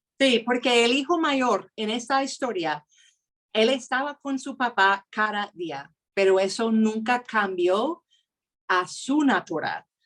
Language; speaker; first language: Spanish; non-native, fluent; English